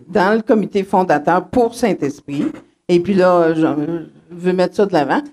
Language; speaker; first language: French; native; French